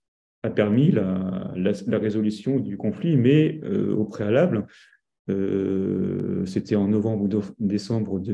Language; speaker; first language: French; native; French